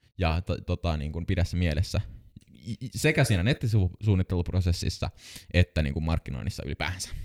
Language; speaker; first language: Finnish; native; Finnish